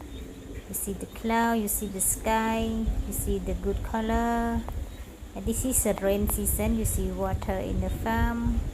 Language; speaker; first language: English; non-native, learner; Khmer